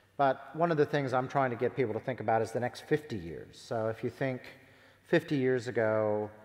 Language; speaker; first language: English; native; English